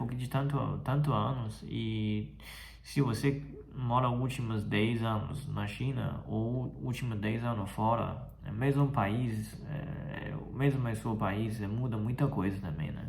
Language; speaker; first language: Portuguese; non-native, fluent; Chinese